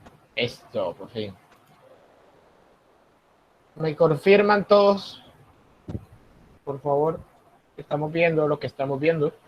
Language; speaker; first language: Spanish; native; Spanish